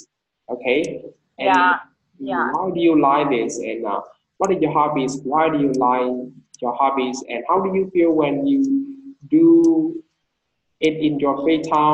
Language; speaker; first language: English; non-native, fluent; Vietnamese